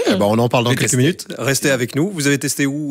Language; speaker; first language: French; native; French